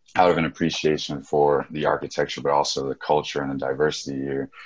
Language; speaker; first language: English; native; English